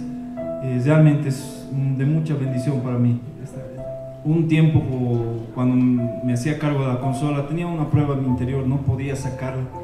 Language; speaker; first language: Spanish; native; Spanish